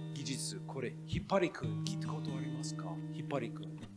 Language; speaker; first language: Japanese; non-native, learner; English